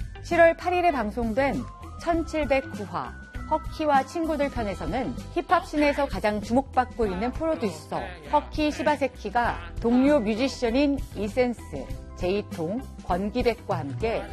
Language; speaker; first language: Korean; native; Korean